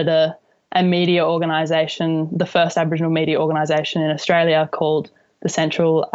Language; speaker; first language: English; native; English